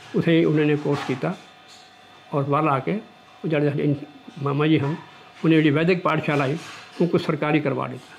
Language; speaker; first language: Punjabi; non-native, local second language; Saraiki